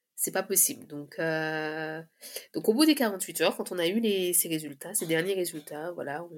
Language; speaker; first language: French; native; French